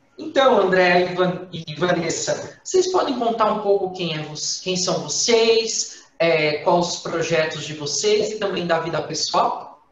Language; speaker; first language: Portuguese; native; Portuguese